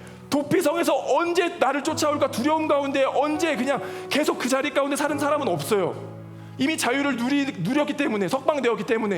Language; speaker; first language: Korean; native; Korean